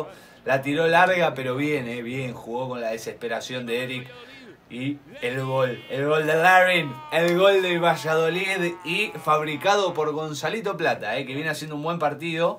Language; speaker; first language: Spanish; native; Spanish